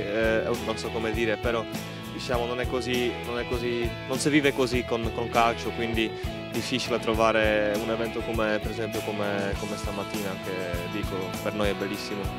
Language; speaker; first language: Italian; non-native, fluent; Czech